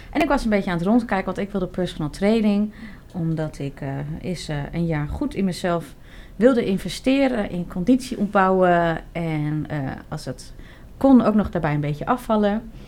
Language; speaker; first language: Dutch; native; Dutch